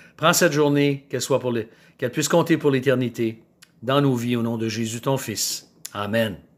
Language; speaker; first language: French; native; French